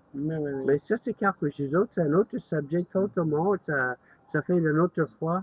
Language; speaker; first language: French; non-native, learner; English